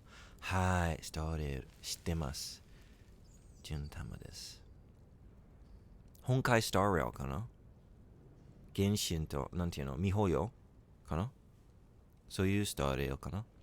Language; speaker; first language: Japanese; non-native, learner; English